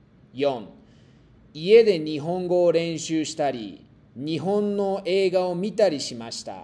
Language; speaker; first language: Japanese; non-native, fluent; Spanish